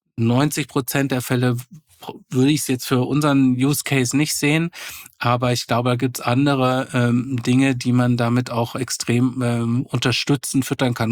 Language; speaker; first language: German; native; German